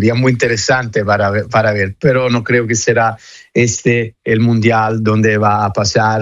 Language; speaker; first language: Spanish; non-native, fluent; Italian